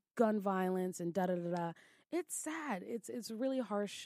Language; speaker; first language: English; native; English